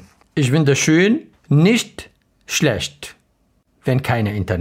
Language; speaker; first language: German; non-native, learner; Arabic